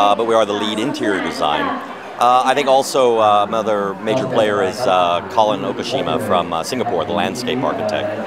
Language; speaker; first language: English; native; English